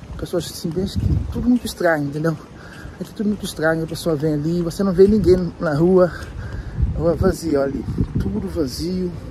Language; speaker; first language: Portuguese; non-native, local second language; Kabuverdianu